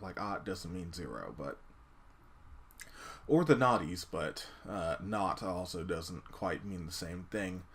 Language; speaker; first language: English; native; English